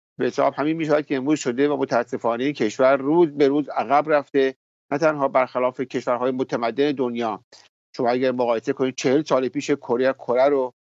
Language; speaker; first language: Persian; native; Persian